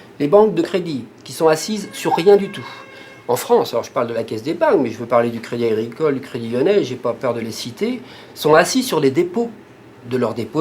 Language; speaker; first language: French; native; French